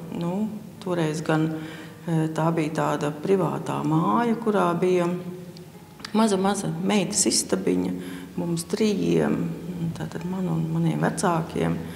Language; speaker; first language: Latvian; native; Latvian